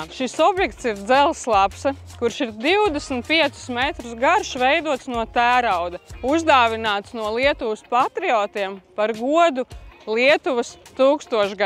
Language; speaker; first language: Latvian; native; Latvian